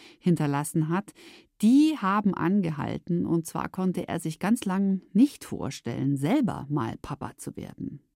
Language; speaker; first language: German; native; German